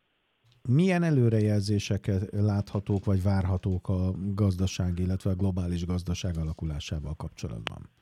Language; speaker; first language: Hungarian; native; Hungarian